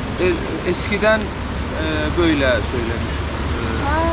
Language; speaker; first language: Turkish; non-native, local second language; Azerbaijani